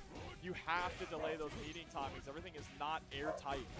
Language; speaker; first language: English; native; English